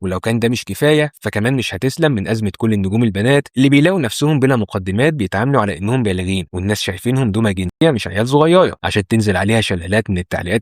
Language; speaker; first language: Arabic; native; Arabic